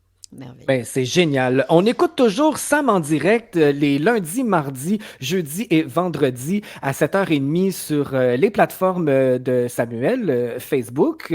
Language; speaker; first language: French; native; French